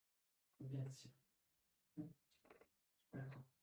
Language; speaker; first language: French; native; French